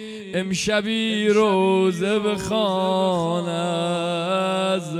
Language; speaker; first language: Persian; native; Persian